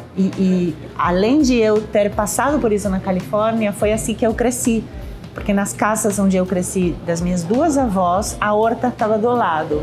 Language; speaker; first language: Portuguese; non-native, fluent; Spanish